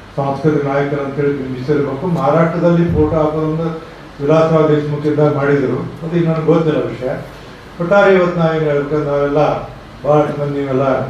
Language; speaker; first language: Kannada; native; Kannada